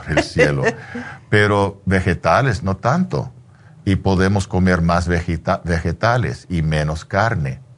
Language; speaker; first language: Spanish; early bilingual, heritage; English